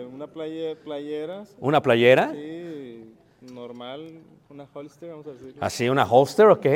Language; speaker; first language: Spanish; early bilingual, heritage; Spanish